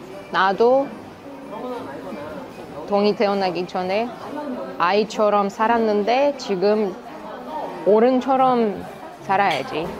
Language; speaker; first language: Korean; non-native, learner; Russian